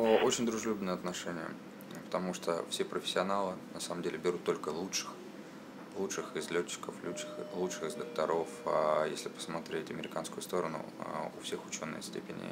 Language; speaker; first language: Russian; native; Russian